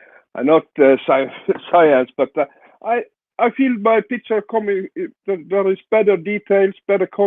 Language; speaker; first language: English; non-native, learner; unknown